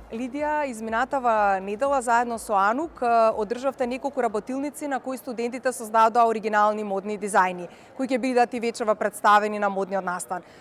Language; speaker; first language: Macedonian; native; Macedonian